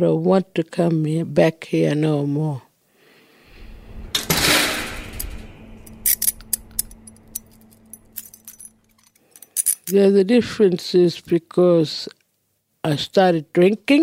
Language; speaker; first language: English; non-native, local second language; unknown